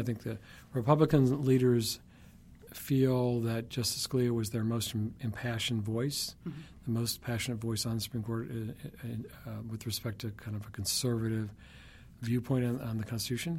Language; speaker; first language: English; native; English